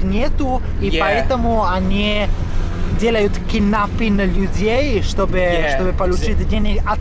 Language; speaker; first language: Russian; non-native, fluent; Georgian